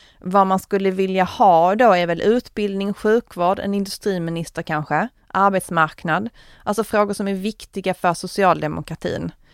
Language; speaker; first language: Swedish; native; Swedish